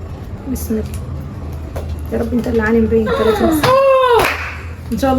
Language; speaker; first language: Arabic; native; Arabic